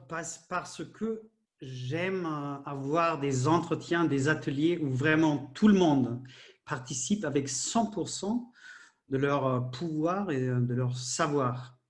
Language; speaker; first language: French; non-native, fluent; German